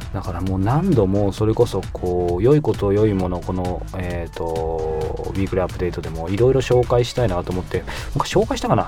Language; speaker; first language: Japanese; native; Japanese